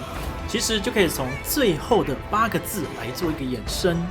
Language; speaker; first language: Chinese; native; Chinese